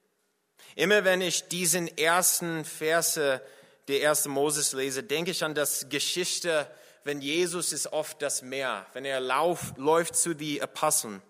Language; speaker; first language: German; non-native, fluent; English